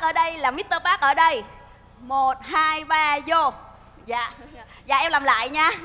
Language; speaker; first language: Vietnamese; native; Vietnamese